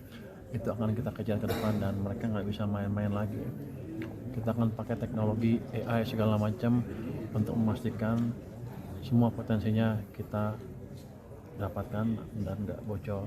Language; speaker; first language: Indonesian; native; Indonesian